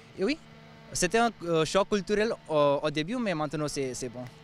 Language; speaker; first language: French; non-native, learner; Hindi